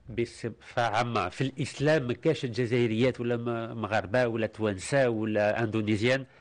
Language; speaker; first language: Arabic; early bilingual, heritage; Arabic